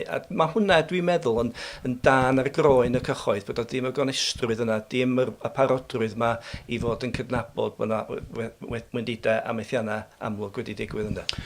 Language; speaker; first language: Welsh; native; Welsh